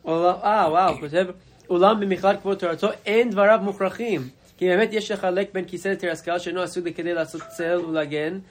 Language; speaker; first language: Hebrew; non-native, fluent; English